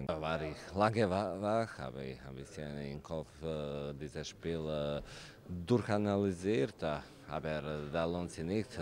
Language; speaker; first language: German; non-native, fluent; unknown